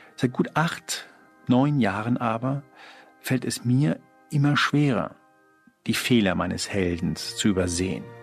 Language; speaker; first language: German; early bilingual, other home language; Spanish